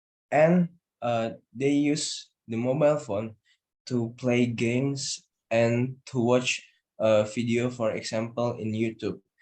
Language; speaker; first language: English; non-native, learner; Indonesian